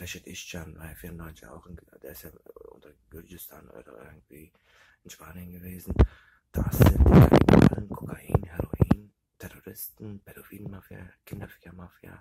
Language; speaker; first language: German; early bilingual, other home language; Turkish